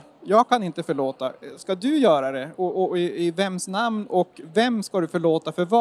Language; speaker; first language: Swedish; native; Swedish